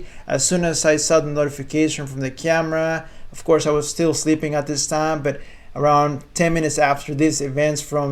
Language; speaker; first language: English; non-native, fluent; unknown